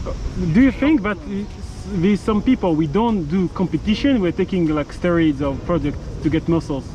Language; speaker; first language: English; non-native, learner; French